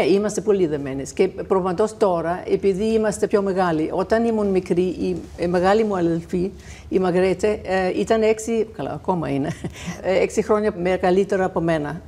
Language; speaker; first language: Greek; non-native, fluent; Danish